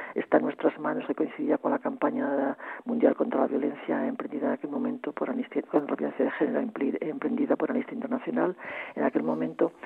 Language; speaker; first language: Spanish; native; Spanish